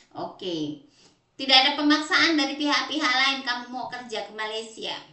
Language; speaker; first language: Indonesian; native; Indonesian